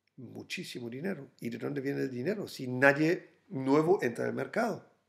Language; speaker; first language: Spanish; non-native, fluent; German